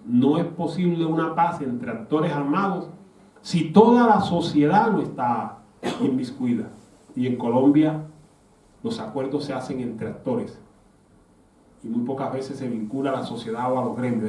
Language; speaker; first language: Spanish; native; Spanish